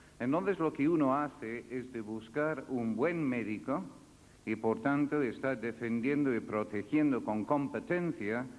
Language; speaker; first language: Spanish; non-native, fluent; English